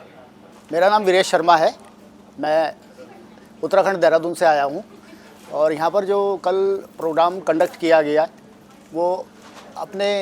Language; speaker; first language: Hindi; native; Hindi